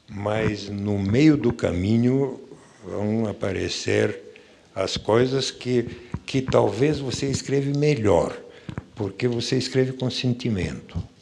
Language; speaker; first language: Portuguese; non-native, fluent; Bulgarian